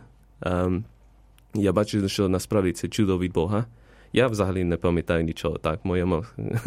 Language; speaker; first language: Ukrainian; non-native, fluent; Spanish